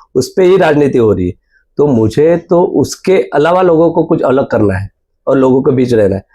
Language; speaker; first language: Hindi; non-native, local second language; Marathi